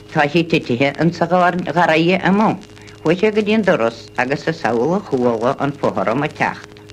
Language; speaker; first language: Irish; native; Irish